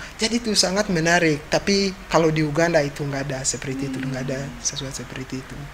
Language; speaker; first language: Indonesian; non-native, fluent; Ganda